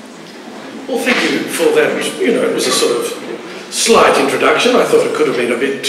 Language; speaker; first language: English; native; English